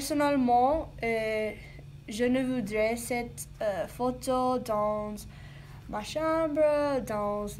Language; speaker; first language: French; non-native, learner; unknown